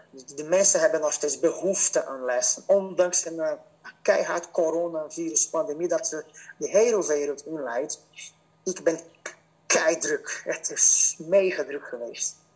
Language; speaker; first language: Dutch; non-native, fluent; Portuguese